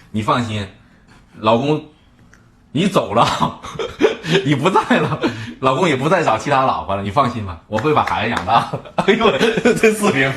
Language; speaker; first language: Chinese; native; Chinese